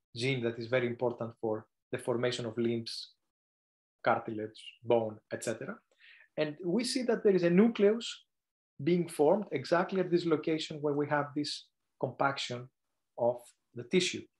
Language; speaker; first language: English; non-native, fluent; Greek